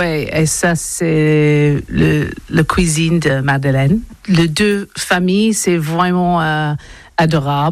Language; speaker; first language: French; non-native, learner; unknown